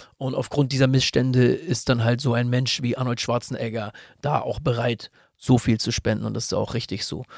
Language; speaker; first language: German; native; German